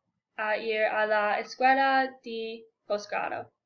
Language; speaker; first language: Spanish; non-native, learner; English